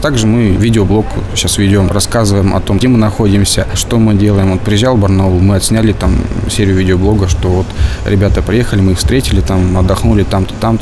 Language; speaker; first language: Russian; native; Russian